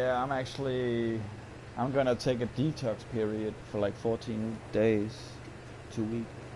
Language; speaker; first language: English; non-native, fluent; Danish